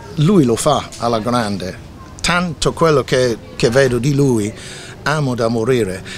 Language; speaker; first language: Italian; non-native, fluent; English